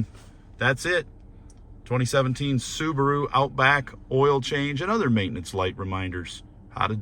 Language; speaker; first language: English; native; English